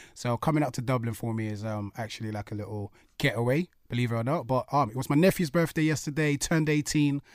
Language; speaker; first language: English; native; English